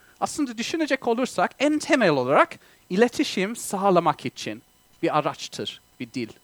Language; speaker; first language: Turkish; non-native, fluent; English